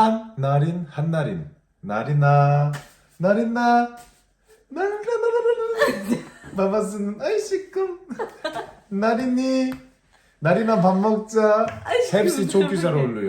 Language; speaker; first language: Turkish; non-native, learner; Korean